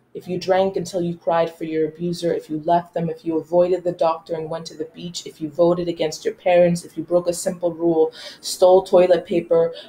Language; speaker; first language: English; non-native, local second language; Spanish